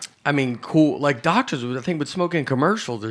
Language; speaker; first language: English; native; English